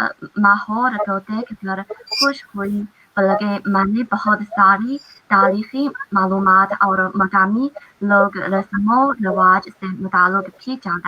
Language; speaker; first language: Hindi; non-native, fluent; Chinese